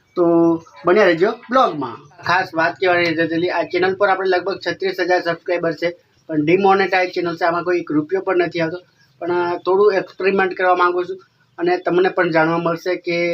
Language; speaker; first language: Gujarati; non-native, local second language; Rathawi